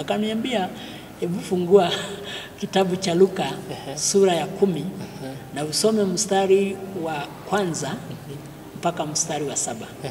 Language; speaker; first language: Swahili; non-native, local second language; Kikuyu